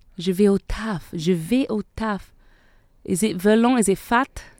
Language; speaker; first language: French; non-native, learner; English